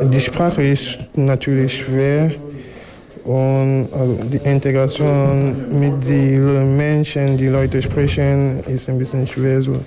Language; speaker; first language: German; non-native, fluent; French